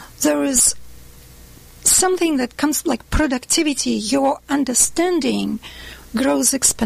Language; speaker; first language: English; non-native, fluent; Russian